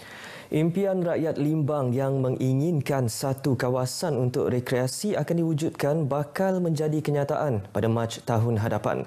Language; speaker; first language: Malay; native; Malay